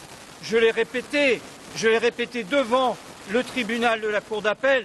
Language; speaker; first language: French; native; French